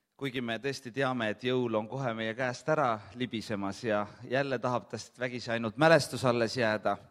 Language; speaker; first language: Estonian; native; Estonian